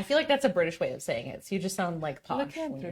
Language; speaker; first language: English; native; English